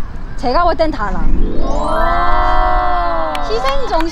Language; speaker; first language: Korean; native; Korean